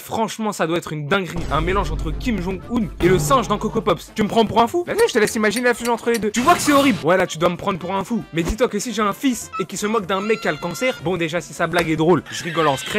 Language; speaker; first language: French; native; French